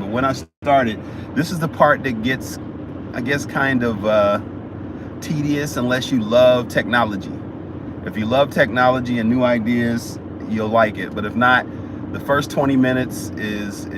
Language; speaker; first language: English; native; English